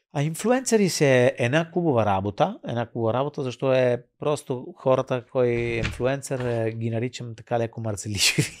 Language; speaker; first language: Bulgarian; non-native, fluent; Italian